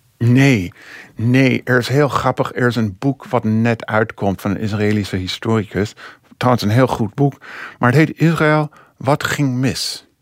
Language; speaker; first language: Dutch; non-native, fluent; English